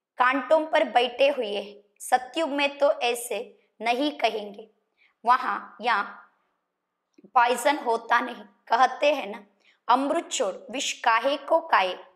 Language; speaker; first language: Hindi; non-native, local second language; Kannada